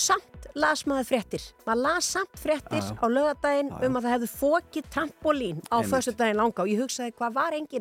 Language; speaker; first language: Icelandic; native; Icelandic